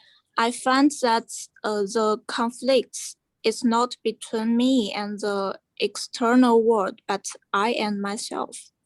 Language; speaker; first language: English; non-native, fluent; Chinese